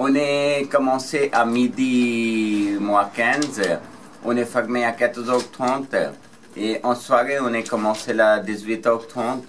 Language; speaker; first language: French; non-native, learner; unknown